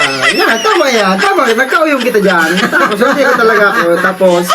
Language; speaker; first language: Filipino; non-native, local second language; Bikol